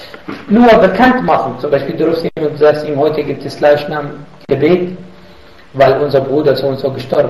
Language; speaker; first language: German; non-native, fluent; Arabic